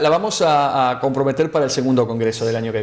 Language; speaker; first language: Spanish; native; Spanish